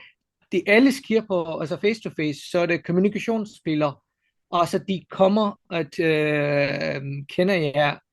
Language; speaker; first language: Danish; non-native, fluent; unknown